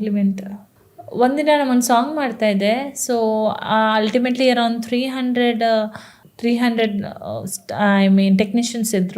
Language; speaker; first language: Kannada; non-native, local second language; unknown